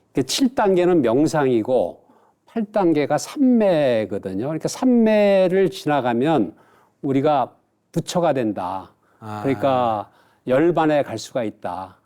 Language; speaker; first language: Korean; native; Korean